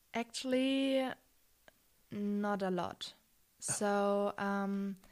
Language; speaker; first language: English; non-native, fluent; German